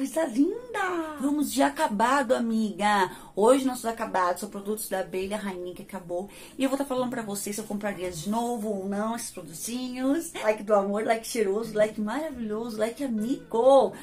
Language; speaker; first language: Portuguese; native; Portuguese